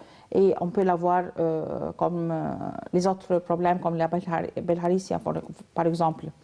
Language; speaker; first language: French; non-native, learner; Arabic